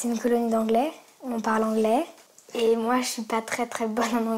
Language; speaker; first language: French; native; French